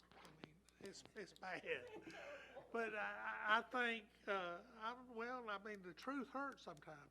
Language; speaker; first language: English; native; English